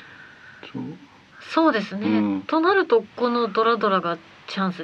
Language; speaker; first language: Japanese; native; Japanese